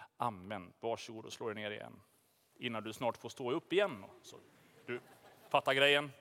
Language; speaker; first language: Swedish; native; Swedish